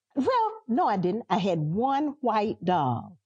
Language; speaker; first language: English; native; English